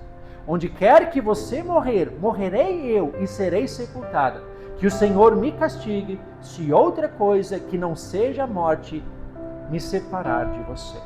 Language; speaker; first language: Portuguese; native; Portuguese